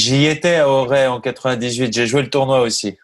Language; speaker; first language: French; native; French